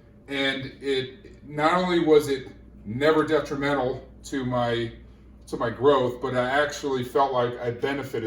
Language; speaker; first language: English; native; English